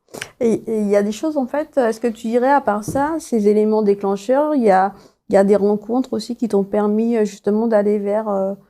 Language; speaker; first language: French; native; French